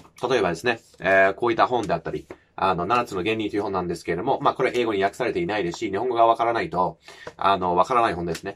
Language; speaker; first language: Japanese; non-native, fluent; English